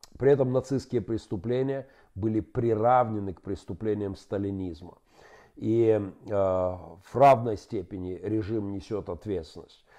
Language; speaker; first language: Russian; native; Russian